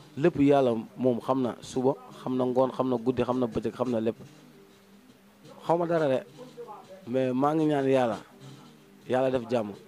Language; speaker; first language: Wolof; native; Wolof